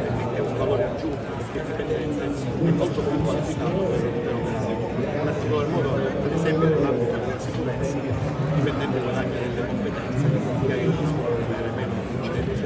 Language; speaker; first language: Italian; native; Italian